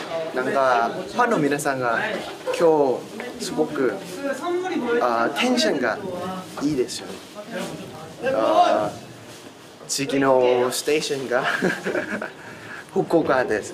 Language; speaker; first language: Japanese; non-native, learner; Korean